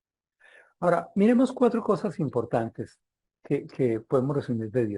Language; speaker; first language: Spanish; native; Spanish